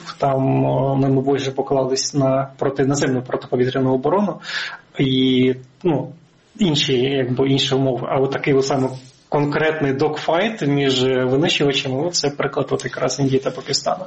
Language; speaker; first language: Ukrainian; native; Ukrainian